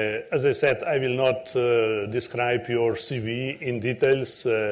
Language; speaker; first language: English; non-native, fluent; Slovenian